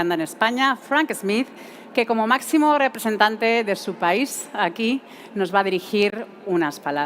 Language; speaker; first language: Spanish; native; Spanish